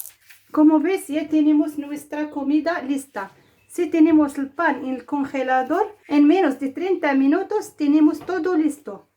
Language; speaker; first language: Spanish; non-native, fluent; Arabic